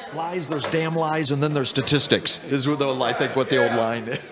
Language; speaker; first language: English; native; English